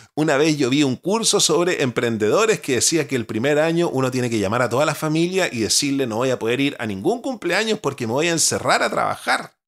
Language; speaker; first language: Spanish; native; Spanish